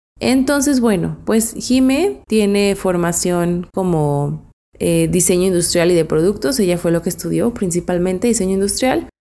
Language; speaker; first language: Spanish; native; Spanish